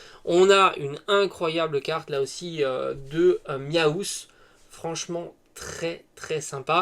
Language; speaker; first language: French; native; French